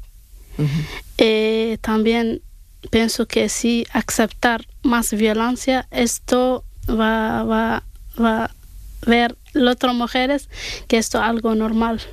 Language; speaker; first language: Spanish; non-native, learner; Arabic